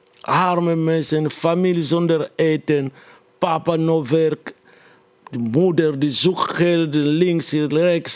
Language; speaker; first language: Dutch; non-native, fluent; Lingala